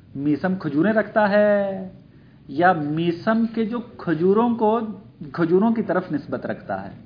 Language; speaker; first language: Urdu; non-native, local second language; Punjabi